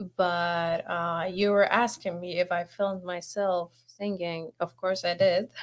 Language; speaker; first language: English; non-native, fluent; Arabic